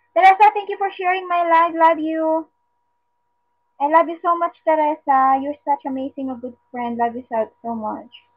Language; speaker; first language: English; non-native, local second language; Filipino